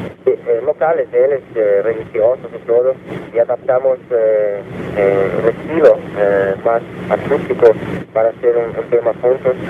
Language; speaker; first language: Spanish; non-native, fluent; Portuguese